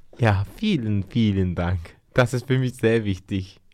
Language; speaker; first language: German; non-native, learner; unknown